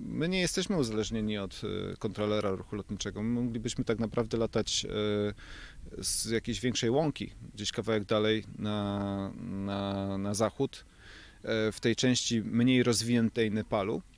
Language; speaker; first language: Polish; native; Polish